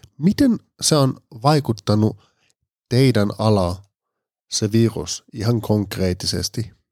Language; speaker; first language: Finnish; non-native, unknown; German